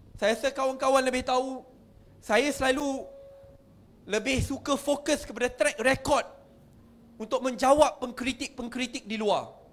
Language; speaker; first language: Malay; native; Malay